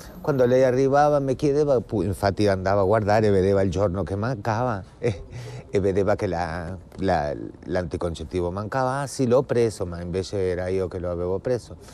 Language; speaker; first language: Italian; non-native, fluent; Spanish